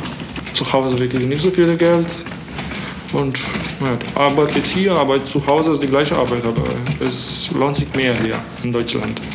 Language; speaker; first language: German; non-native, learner; Romanian